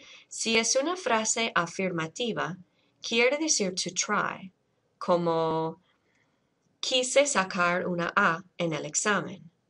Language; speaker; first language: Spanish; non-native, fluent; English